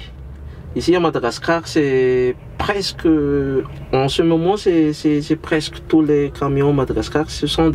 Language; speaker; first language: French; non-native, local second language; Malagasy